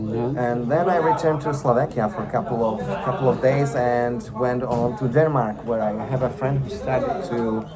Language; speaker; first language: English; non-native, fluent; Slovak